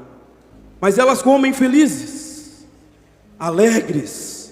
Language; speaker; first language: Portuguese; native; Portuguese